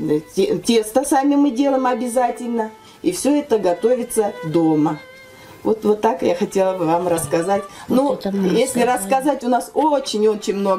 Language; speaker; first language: Russian; non-native, local second language; Turkish